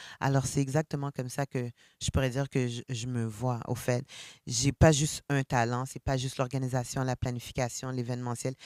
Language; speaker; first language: French; early bilingual, other home language; Haitian Creole